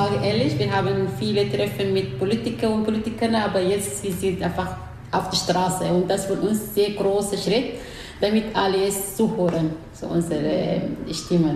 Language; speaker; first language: German; non-native, learner; Arabic